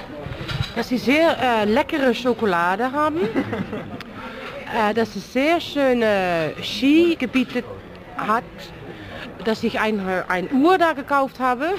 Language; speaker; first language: German; non-native, learner; Dutch